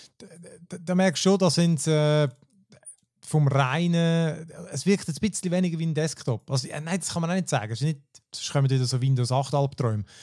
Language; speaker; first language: German; native; German